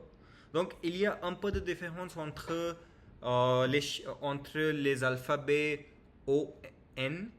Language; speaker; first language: French; non-native, learner; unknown